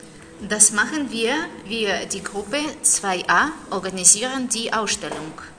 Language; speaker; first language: German; non-native, learner; Spanish